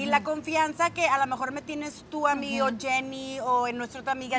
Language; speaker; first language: Spanish; early bilingual, other home language; English